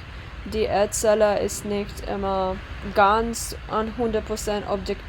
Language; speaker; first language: German; non-native, learner; English